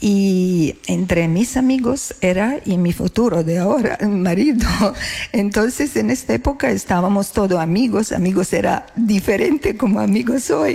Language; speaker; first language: Spanish; non-native, learner; Croatian